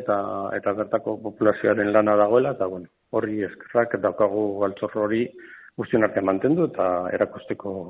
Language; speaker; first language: Basque; non-native, local second language; Spanish